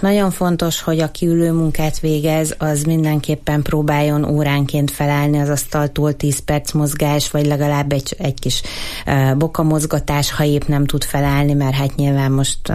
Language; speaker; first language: Hungarian; native; Hungarian